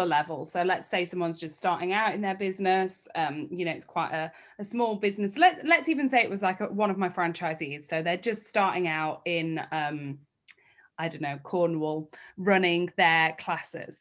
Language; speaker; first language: English; native; English